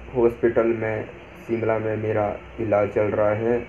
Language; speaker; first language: Hindi; native; Hindi